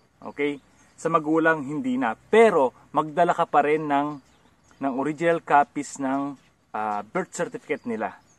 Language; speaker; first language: Filipino; native; Filipino